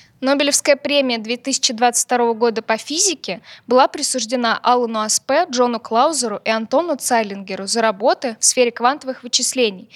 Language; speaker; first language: Russian; native; Russian